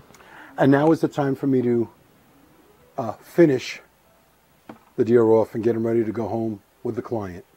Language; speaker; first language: English; native; English